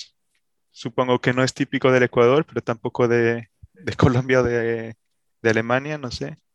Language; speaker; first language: Spanish; early bilingual, heritage; Spanish